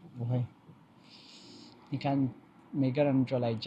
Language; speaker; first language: Chinese; non-native, fluent; Amharic